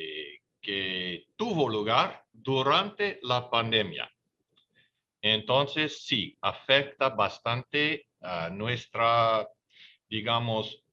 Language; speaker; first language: Spanish; non-native, fluent; English